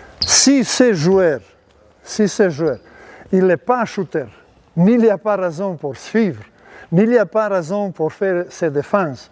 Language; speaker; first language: French; non-native, learner; Serbian